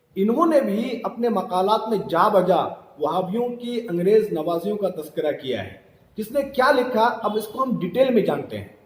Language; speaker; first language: Urdu; native; Urdu